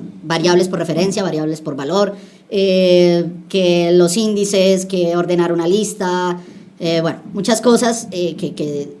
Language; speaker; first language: Spanish; native; Spanish